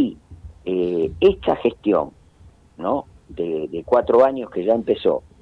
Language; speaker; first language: Spanish; native; Spanish